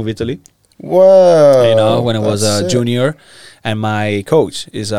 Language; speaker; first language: English; non-native, fluent; Italian